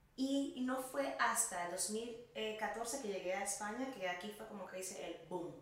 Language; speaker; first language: Spanish; native; Spanish